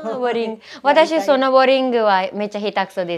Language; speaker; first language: Japanese; non-native, learner; Hindi